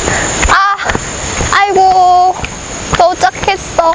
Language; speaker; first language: Korean; non-native, learner; Vietnamese